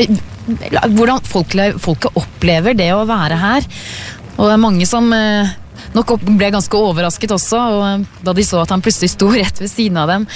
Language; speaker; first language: Norwegian; native; Norwegian